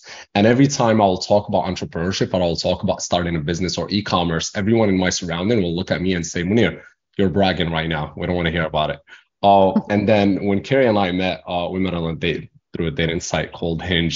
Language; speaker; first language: English; non-native, fluent; Arabic